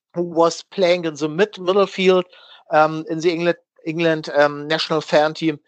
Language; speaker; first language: English; non-native, learner; German